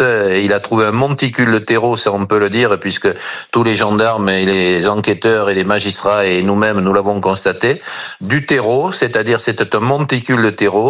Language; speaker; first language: French; native; French